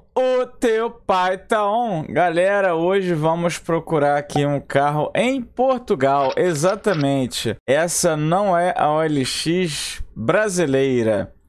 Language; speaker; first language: Portuguese; native; Portuguese